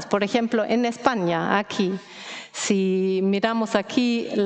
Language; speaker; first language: Spanish; non-native, fluent; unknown